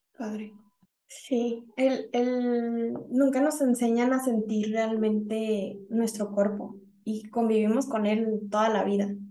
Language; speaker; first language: Spanish; native; Spanish